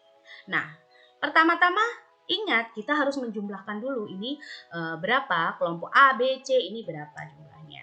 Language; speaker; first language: Indonesian; native; Indonesian